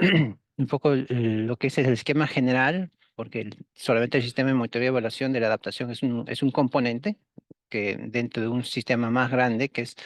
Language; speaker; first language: Spanish; native; Spanish